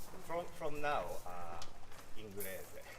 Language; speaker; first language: English; non-native, learner; Japanese